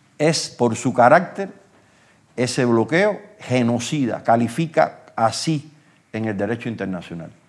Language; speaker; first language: Spanish; native; Spanish